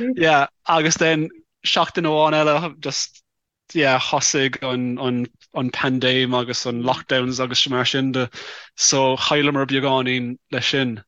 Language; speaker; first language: Irish; non-native, local second language; English